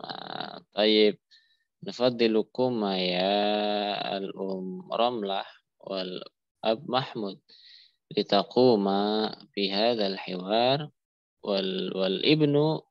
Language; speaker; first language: Arabic; non-native, fluent; Indonesian